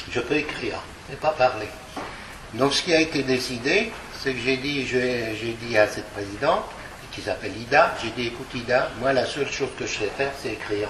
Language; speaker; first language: French; early bilingual, other home language; Polish